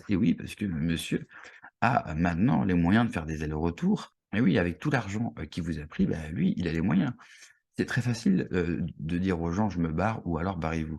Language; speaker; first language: French; native; French